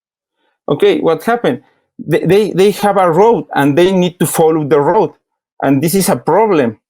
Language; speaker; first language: English; non-native, learner; Spanish